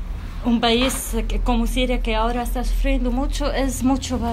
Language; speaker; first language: Spanish; non-native, fluent; Arabic